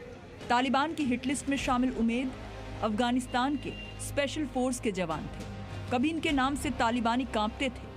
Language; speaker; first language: Hindi; native; Hindi